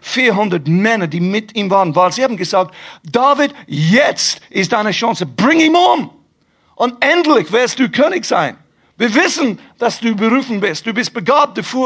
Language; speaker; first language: German; non-native, fluent; English